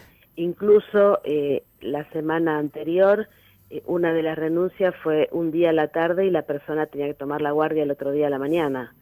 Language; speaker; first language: Spanish; native; Spanish